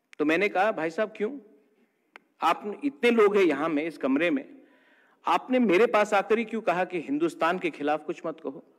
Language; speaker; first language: Hindi; non-native, local second language; Kok Borok